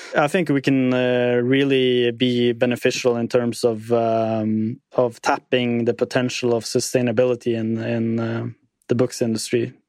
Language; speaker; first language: English; non-native, fluent; Norwegian